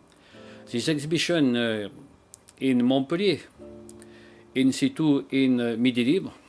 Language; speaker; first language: English; non-native, learner; French